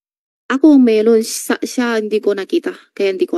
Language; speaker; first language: Filipino; non-native, learner; Chinese